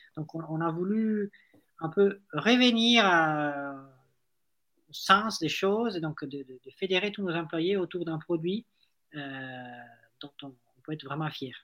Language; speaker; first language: French; non-native, fluent; Italian